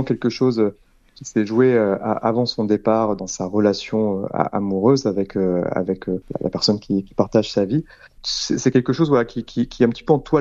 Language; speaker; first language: French; native; French